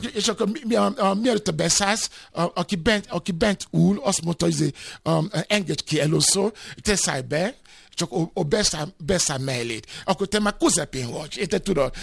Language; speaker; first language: Hungarian; non-native, fluent; Yoruba